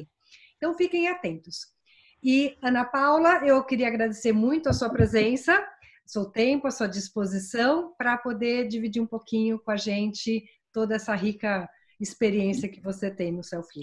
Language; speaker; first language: Portuguese; native; Portuguese